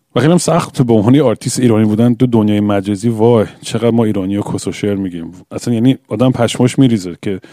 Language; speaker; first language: Persian; early bilingual, heritage; English